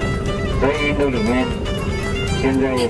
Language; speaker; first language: Chinese; non-native, fluent; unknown